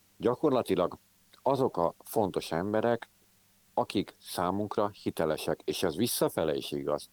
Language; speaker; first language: Hungarian; native; Hungarian